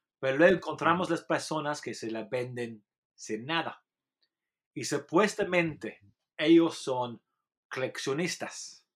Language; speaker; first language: Spanish; non-native, fluent; English